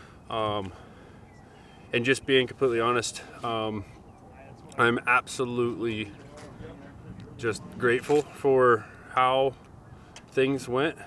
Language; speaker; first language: English; native; English